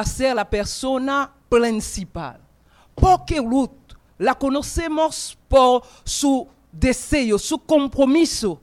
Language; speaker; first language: Spanish; non-native, fluent; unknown